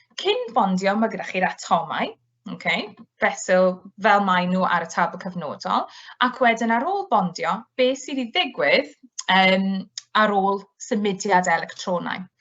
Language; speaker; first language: Welsh; native; Welsh